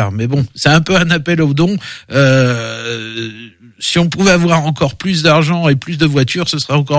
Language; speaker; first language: French; native; French